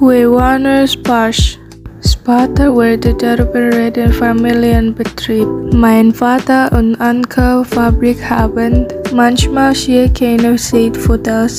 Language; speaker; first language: German; non-native, learner; Indonesian